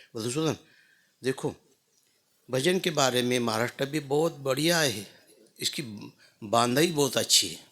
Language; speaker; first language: Hindi; non-native, local second language; Marathi